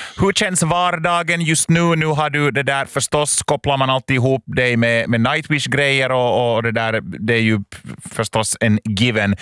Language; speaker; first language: Swedish; native; Swedish